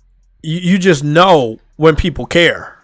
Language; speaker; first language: English; native; English